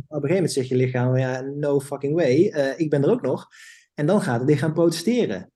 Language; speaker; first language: Dutch; native; Dutch